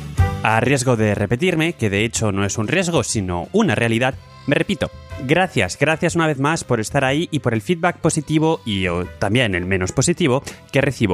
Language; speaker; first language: Spanish; native; Spanish